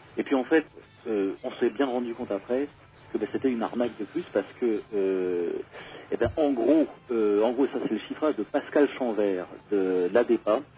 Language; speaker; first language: French; native; French